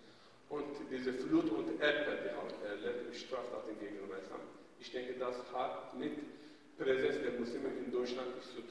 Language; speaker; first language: German; non-native, fluent; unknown